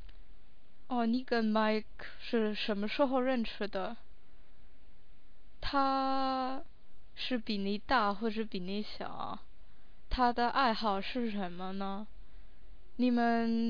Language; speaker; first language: Chinese; non-native, fluent; English